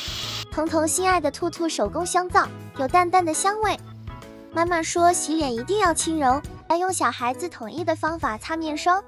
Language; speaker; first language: Chinese; native; Chinese